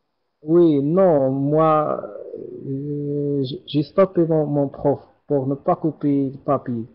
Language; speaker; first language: French; non-native, learner; Arabic